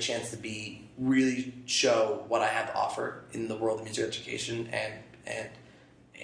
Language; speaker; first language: English; native; English